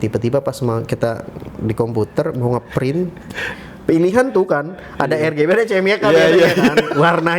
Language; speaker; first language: Indonesian; native; Indonesian